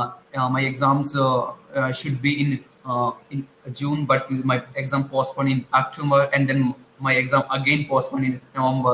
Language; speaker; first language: English; non-native, learner; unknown